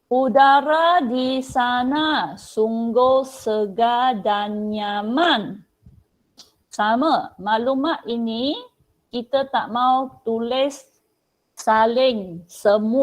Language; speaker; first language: Indonesian; non-native, local second language; Chinese